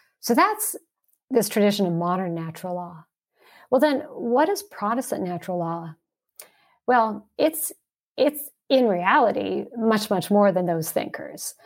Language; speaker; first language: English; early bilingual, heritage; English